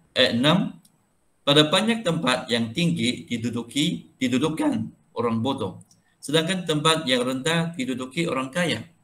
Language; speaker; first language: Malay; non-native, local second language; Chinese